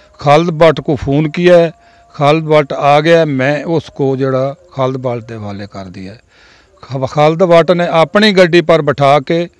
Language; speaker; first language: Punjabi; native; Punjabi